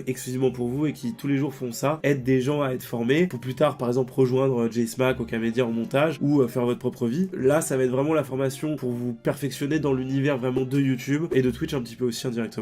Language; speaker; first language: French; native; French